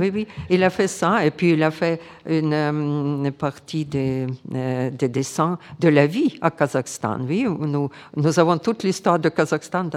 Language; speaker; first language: French; non-native, fluent; Ukrainian